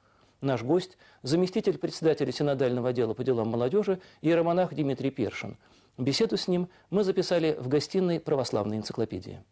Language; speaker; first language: Russian; native; Russian